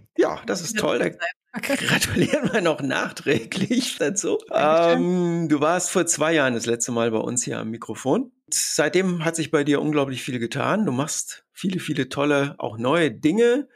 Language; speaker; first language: German; native; German